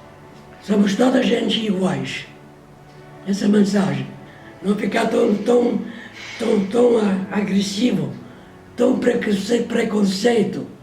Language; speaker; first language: Portuguese; non-native, fluent; Polish